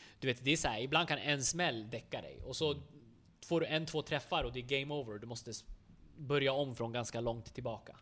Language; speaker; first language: Swedish; native; Swedish